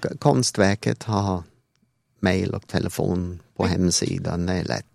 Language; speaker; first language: Swedish; non-native, fluent; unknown